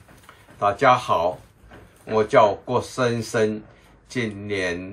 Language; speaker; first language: Chinese; non-native, local second language; Min Nan Chinese